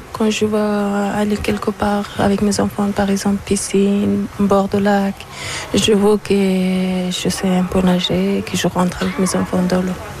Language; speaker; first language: French; non-native, learner; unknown